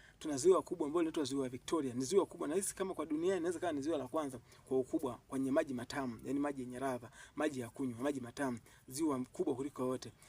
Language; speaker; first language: Swahili; native; Swahili